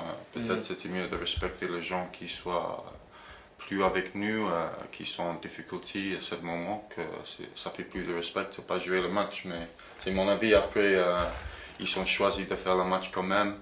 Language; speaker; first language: French; non-native, fluent; English